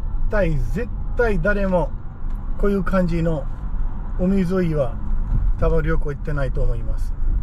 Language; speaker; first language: Japanese; non-native, fluent; Urdu